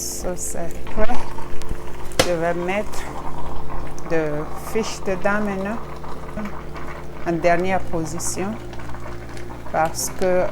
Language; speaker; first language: French; non-native, local second language; Ewe